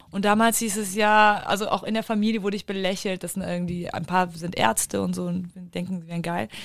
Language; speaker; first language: German; early bilingual, other home language; Turkish